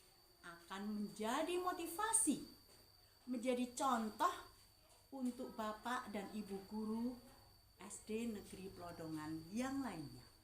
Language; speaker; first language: Indonesian; non-native, local second language; Javanese